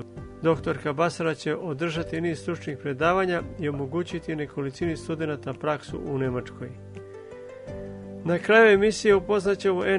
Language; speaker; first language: Serbian; native; Serbian